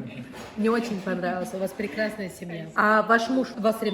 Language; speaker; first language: Russian; native; Russian